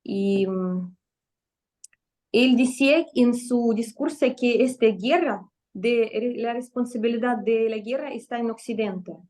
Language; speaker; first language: Spanish; non-native, fluent; Russian